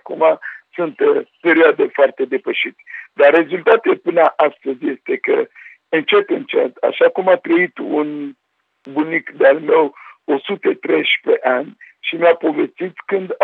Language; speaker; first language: Romanian; non-native, fluent; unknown